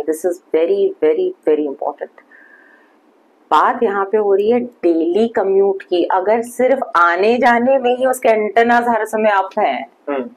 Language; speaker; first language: Hindi; native; Hindi